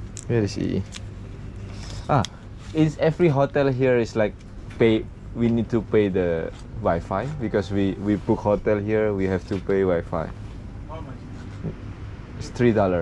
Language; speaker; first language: English; non-native, learner; Indonesian